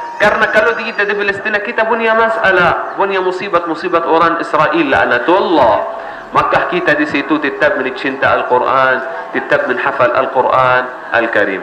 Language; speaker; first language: Indonesian; non-native, learner; Arabic